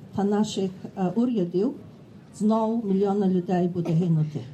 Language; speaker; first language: Ukrainian; early bilingual, heritage; Ukrainian